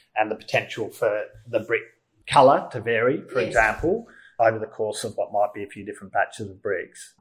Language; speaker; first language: English; native; English